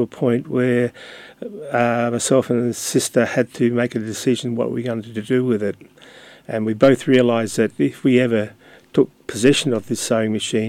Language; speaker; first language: English; non-native, local second language; Ukrainian